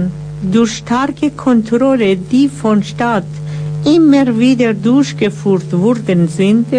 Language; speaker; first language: German; non-native, fluent; Persian